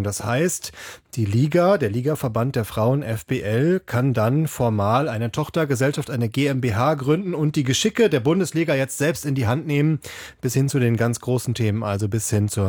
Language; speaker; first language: German; native; German